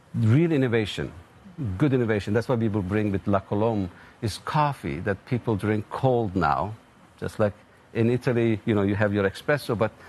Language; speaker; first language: English; non-native, fluent; Turkish